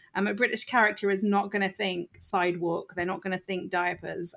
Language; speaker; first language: English; native; English